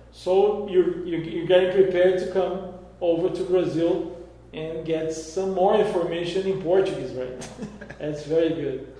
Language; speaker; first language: English; non-native, fluent; Portuguese